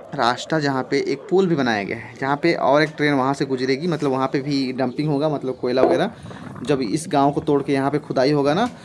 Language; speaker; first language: Hindi; native; Hindi